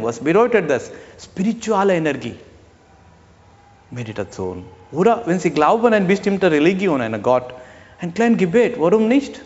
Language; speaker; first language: German; non-native, learner; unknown